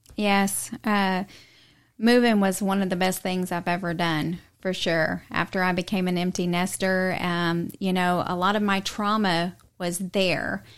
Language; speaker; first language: English; native; English